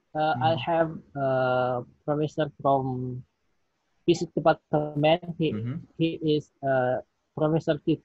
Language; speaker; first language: English; non-native, learner; Indonesian